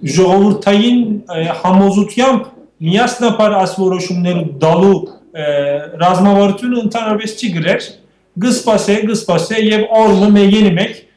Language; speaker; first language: Armenian; native; Armenian